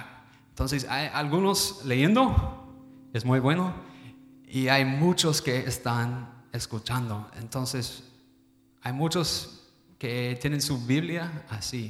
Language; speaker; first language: Spanish; non-native, fluent; English